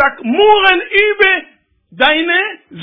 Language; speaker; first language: German; non-native, learner; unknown